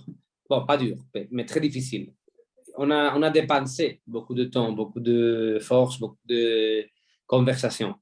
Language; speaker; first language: French; non-native, fluent; Spanish